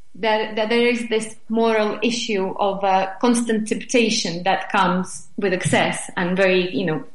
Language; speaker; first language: English; non-native, fluent; Russian